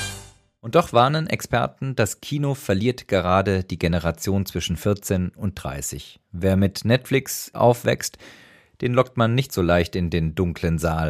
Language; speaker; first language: German; native; German